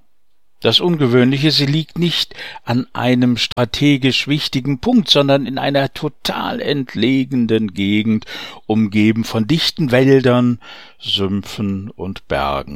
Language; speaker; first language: German; native; German